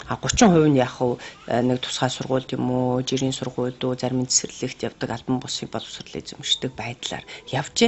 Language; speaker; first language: Mongolian; native; Mongolian